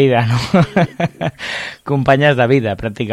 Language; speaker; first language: Catalan; native; Catalan